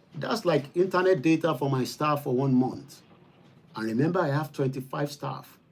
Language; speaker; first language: English; non-native, local second language; Yoruba